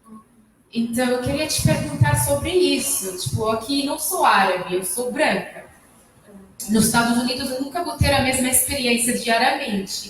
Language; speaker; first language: Portuguese; non-native, fluent; Arabic